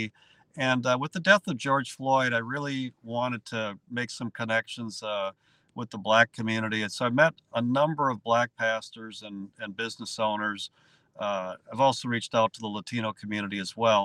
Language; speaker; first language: English; native; English